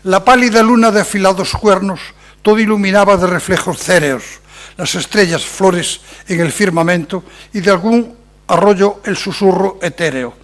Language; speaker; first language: Spanish; non-native, local second language; Galician